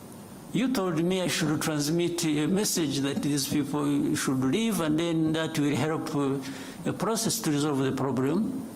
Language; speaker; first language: English; non-native, local second language; Kinyarwanda